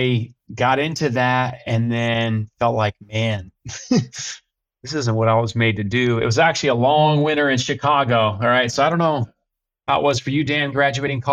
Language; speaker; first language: English; native; English